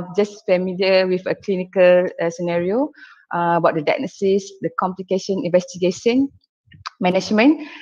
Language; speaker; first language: English; non-native, local second language; Malay